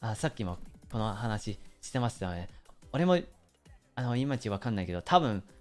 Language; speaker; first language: Japanese; early bilingual, other home language; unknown